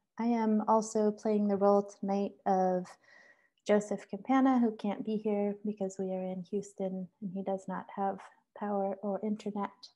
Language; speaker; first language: English; native; English